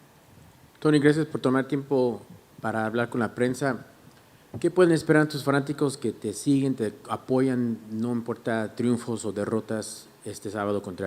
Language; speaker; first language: Spanish; native; Spanish